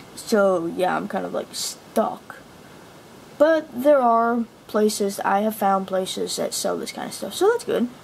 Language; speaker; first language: English; native; English